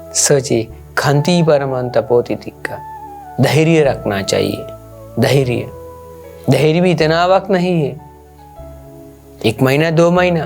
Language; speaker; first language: Hindi; non-native, local second language; Sinhala